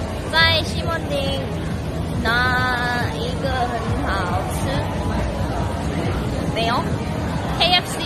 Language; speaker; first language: Chinese; non-native, learner; Korean